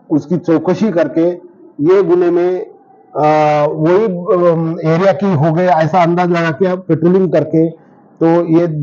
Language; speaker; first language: Hindi; non-native, local second language; Marathi